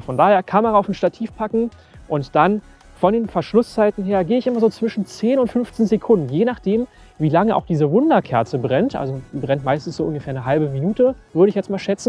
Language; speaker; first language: German; native; German